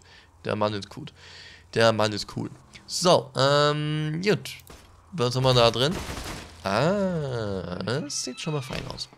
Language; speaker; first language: German; native; German